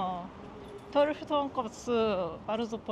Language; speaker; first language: Polish; non-native, learner; Japanese